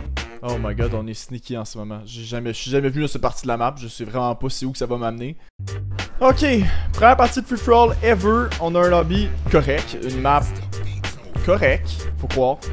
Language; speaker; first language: French; native; French